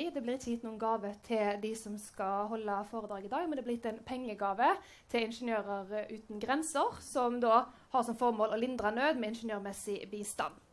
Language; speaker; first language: Norwegian; native; Norwegian